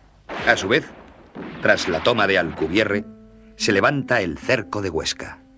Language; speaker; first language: Spanish; native; Spanish